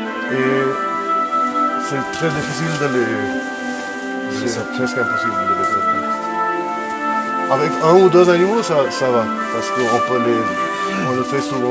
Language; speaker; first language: French; non-native, fluent; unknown